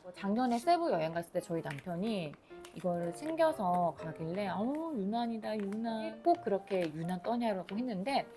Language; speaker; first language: Korean; native; Korean